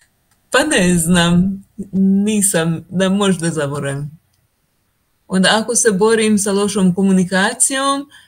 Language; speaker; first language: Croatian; non-native, local second language; Hungarian